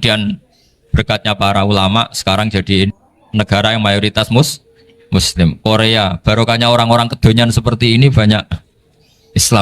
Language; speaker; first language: Indonesian; non-native, local second language; Javanese